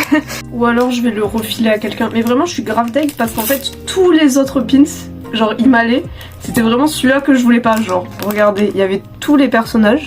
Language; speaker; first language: French; native; French